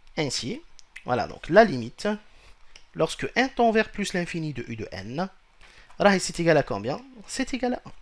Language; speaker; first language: French; non-native, local second language; Arabic